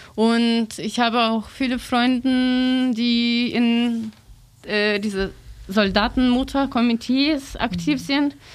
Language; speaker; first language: German; non-native, learner; Russian